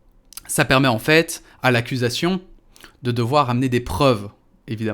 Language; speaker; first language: French; native; French